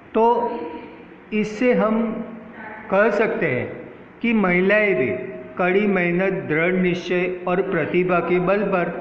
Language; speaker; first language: Hindi; non-native, local second language; Gujarati